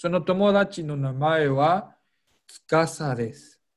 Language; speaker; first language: Japanese; non-native, fluent; Spanish